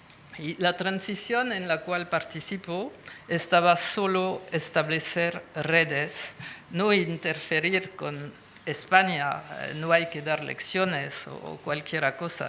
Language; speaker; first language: Spanish; non-native, fluent; French